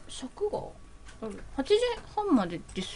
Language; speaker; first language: Japanese; native; Japanese